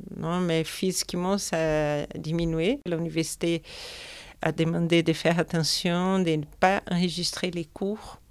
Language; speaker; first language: French; non-native, fluent; Portuguese